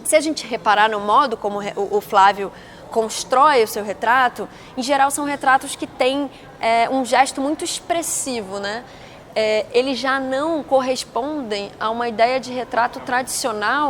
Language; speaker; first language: Portuguese; native; Portuguese